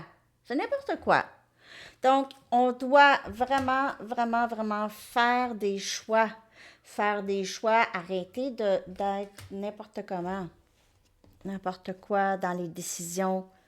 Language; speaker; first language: French; native; French